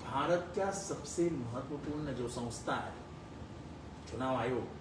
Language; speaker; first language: Hindi; non-native, local second language; Marathi